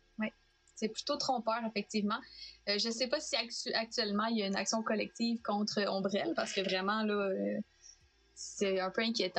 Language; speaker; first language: French; native; French